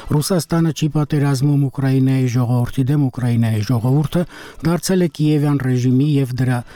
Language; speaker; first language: Armenian; native; Armenian